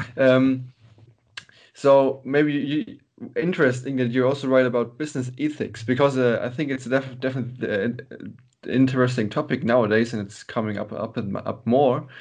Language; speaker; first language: English; non-native, fluent; German